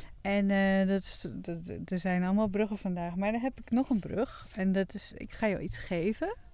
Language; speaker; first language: Dutch; non-native, local second language; Western Frisian